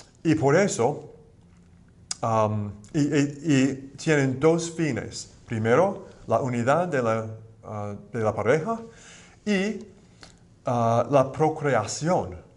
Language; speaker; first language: Spanish; non-native, fluent; English